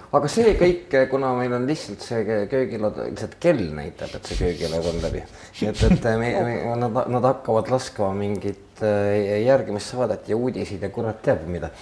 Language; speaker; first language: Estonian; native; Estonian